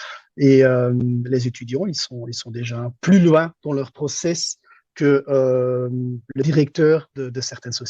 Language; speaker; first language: French; non-native, local second language; Dutch